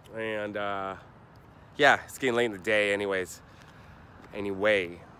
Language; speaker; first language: English; native; English